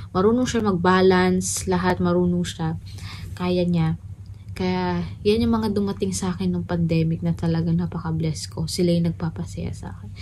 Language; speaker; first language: Filipino; native; Filipino